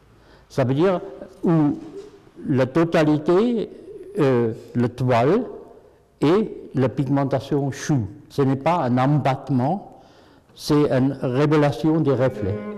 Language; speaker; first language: French; non-native, fluent; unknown